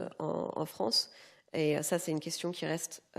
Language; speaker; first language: French; native; French